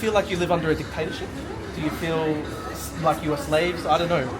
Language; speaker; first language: English; native; English